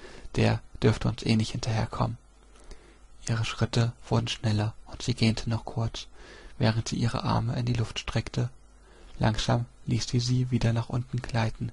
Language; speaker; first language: German; native; German